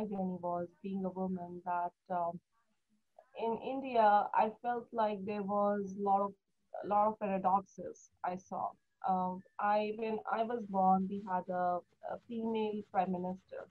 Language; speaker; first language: English; non-native, local second language; Hindi